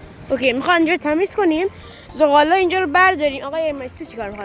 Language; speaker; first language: Persian; native; Persian